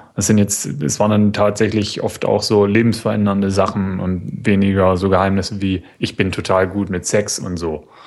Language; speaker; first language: German; native; German